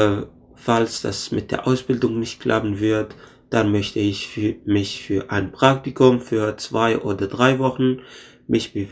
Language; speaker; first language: German; non-native, fluent; Arabic